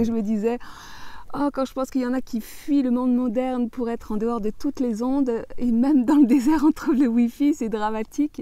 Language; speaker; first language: French; native; French